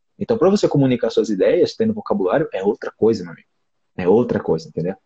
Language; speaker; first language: Portuguese; native; Portuguese